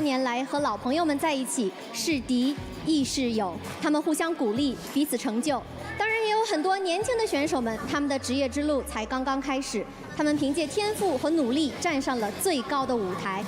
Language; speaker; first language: Chinese; native; Chinese